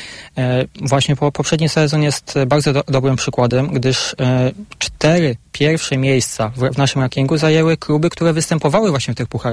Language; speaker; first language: Polish; native; Polish